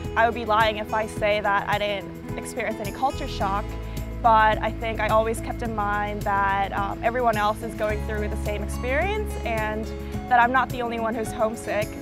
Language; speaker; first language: English; non-native, fluent; Korean